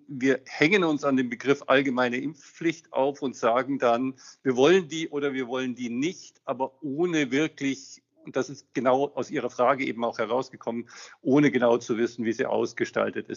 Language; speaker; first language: German; native; German